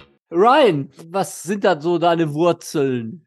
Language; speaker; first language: German; native; German